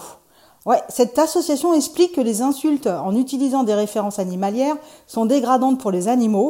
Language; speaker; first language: French; native; French